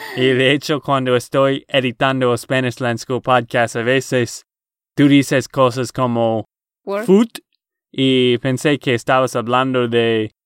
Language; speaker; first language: Spanish; non-native, learner; English